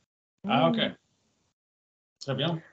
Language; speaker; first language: French; non-native, learner; German